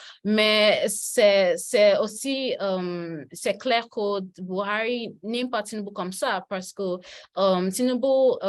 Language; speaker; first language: French; non-native, learner; Yoruba